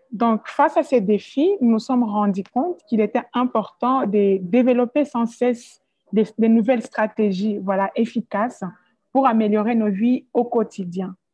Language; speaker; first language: French; non-native, local second language; Swahili